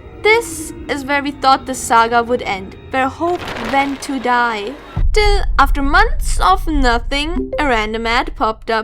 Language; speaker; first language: English; native; English